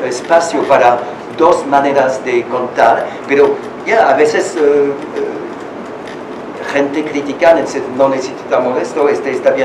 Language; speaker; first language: Spanish; non-native, learner; French